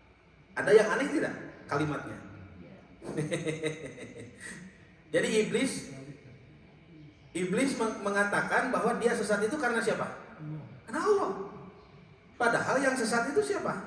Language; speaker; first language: Indonesian; native; Indonesian